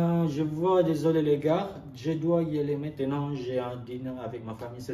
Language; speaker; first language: French; non-native, learner; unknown